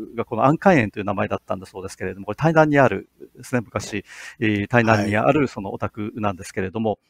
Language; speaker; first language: Japanese; native; Japanese